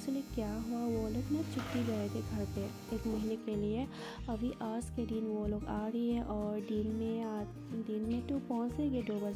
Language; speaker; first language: Hindi; non-native, local second language; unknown